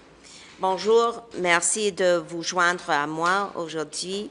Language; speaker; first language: French; non-native, local second language; English